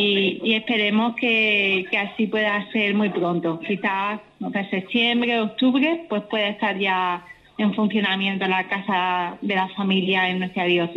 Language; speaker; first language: Spanish; native; Spanish